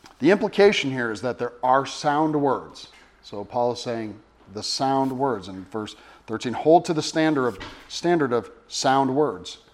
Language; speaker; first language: English; native; English